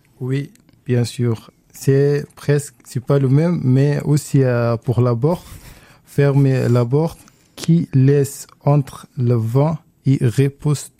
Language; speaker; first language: French; non-native, learner; Arabic